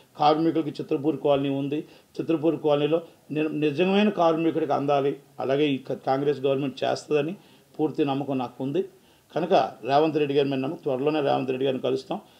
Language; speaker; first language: Telugu; native; Telugu